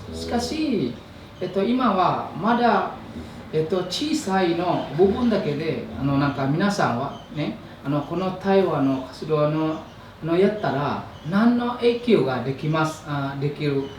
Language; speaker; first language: Japanese; non-native, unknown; Indonesian